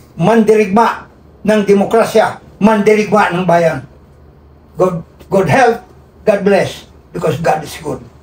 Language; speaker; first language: Filipino; non-native, local second language; Cebuano